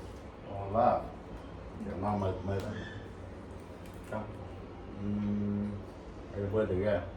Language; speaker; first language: English; non-native, learner; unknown